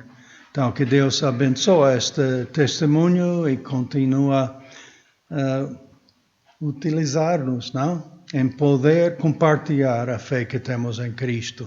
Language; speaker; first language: Portuguese; non-native, fluent; English